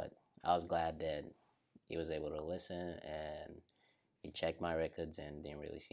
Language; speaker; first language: English; non-native, local second language; Yoruba